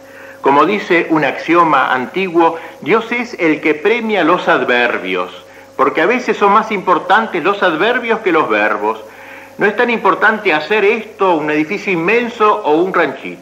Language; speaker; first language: Spanish; native; Spanish